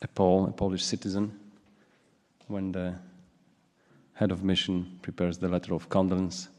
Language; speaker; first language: English; non-native, fluent; Polish